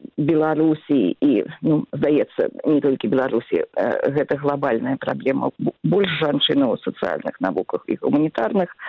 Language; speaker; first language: Belarusian; native; Belarusian